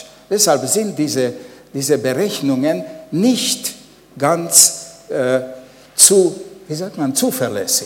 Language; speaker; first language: German; non-native, fluent; Hungarian